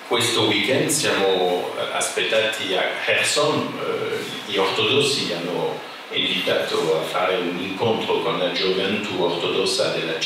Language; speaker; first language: Italian; non-native, fluent; French